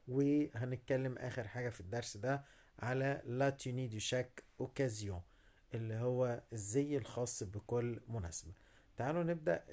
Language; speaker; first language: Arabic; native; Arabic